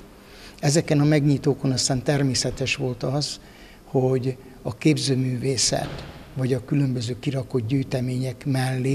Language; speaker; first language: Hungarian; native; Hungarian